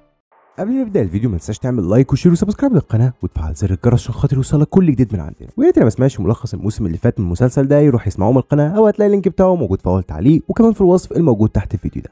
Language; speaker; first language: Arabic; native; Arabic